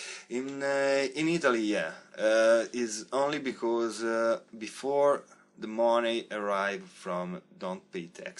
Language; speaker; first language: English; non-native, learner; Italian